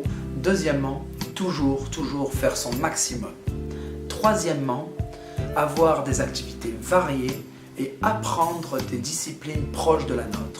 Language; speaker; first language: French; native; French